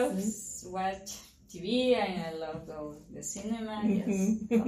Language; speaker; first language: English; non-native, learner; Spanish